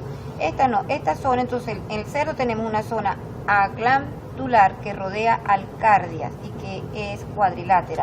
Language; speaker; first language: Spanish; native; Spanish